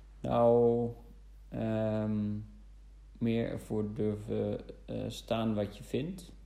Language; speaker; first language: Dutch; non-native, fluent; German